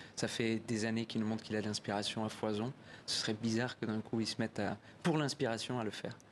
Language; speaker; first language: French; native; French